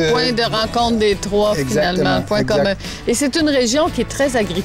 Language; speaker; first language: French; native; French